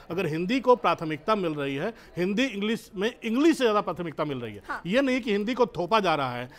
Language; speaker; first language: Hindi; native; Hindi